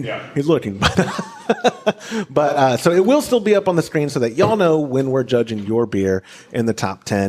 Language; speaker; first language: English; native; English